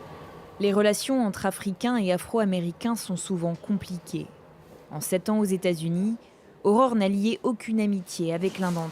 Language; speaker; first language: French; native; French